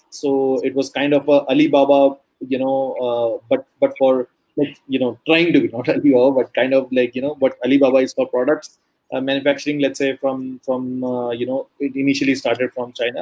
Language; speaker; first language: English; non-native, local second language; Hindi